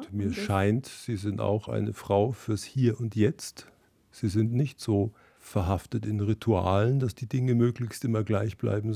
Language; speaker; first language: German; native; German